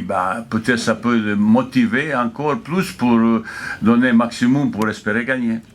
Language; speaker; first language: French; non-native, fluent; Bosnian